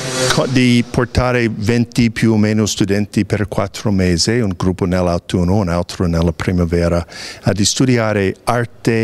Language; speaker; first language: Italian; non-native, fluent; English